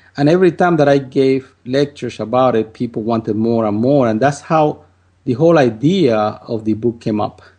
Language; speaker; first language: English; non-native, fluent; Spanish